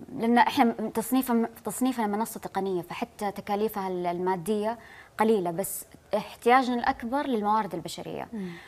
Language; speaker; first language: Arabic; native; Arabic